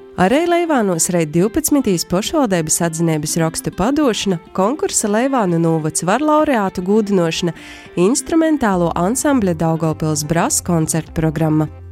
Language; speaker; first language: Latvian; native; Latvian